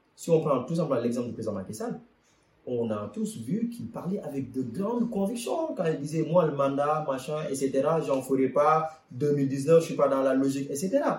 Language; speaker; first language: French; non-native, local second language; Wolof